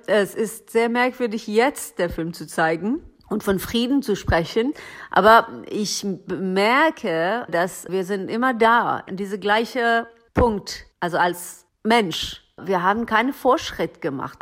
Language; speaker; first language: German; non-native, learner; Persian